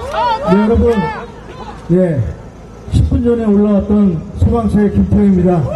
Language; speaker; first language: Korean; native; Korean